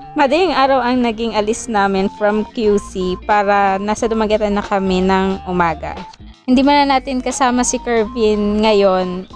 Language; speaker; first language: Filipino; non-native, local second language; Cebuano